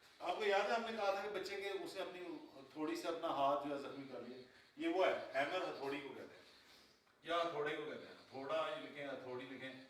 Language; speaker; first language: Urdu; non-native, local second language; Punjabi